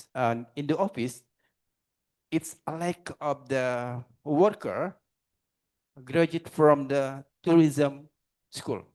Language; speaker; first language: English; non-native, learner; Indonesian